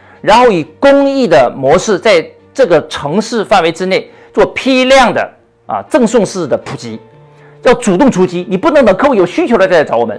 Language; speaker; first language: Chinese; native; Chinese